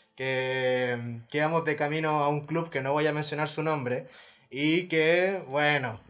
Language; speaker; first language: Spanish; native; Spanish